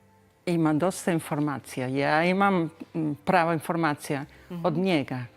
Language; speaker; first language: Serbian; early bilingual, heritage; Spanish